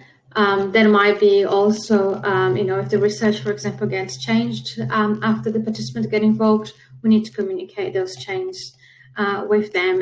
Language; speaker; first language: English; non-native, fluent; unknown